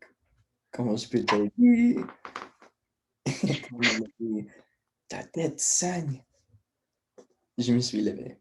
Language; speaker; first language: French; non-native, learner; English